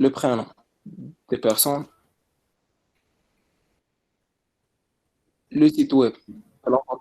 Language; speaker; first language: French; non-native, local second language; Arabic